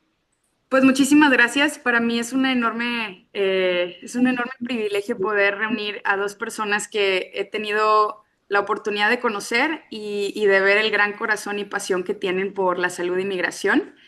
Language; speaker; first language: Spanish; native; Spanish